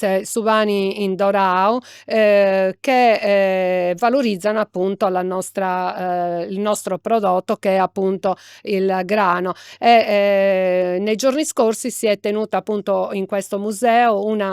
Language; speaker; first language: Italian; native; Italian